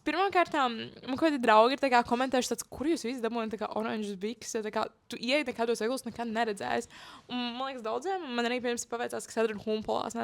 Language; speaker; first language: Latvian; native; Latvian